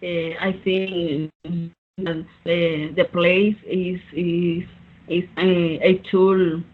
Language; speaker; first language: English; non-native, learner; Spanish